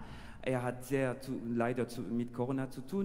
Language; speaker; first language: German; non-native, fluent; French